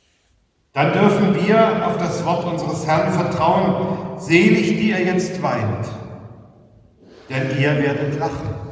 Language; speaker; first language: German; native; German